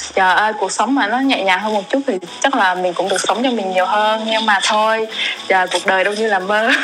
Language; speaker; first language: Vietnamese; native; Vietnamese